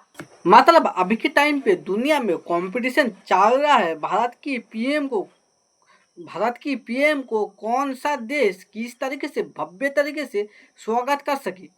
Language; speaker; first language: Hindi; native; Hindi